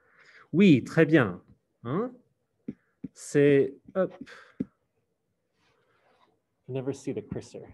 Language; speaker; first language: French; non-native, fluent; English